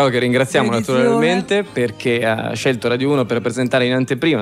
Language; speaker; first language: Italian; native; Italian